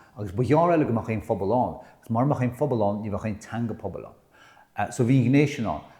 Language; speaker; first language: Irish; native; Irish